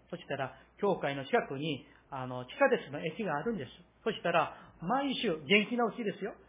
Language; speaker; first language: Japanese; non-native, fluent; Korean